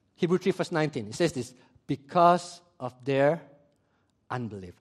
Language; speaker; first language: English; early bilingual, other home language; Indonesian